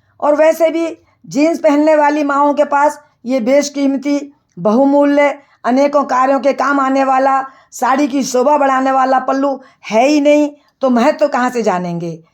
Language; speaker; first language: Hindi; native; Hindi